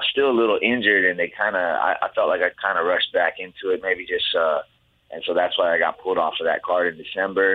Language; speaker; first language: English; native; English